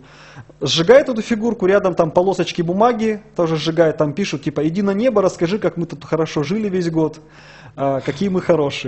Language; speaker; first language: Russian; native; Russian